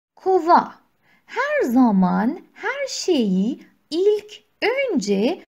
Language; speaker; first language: Turkish; non-native, fluent; Persian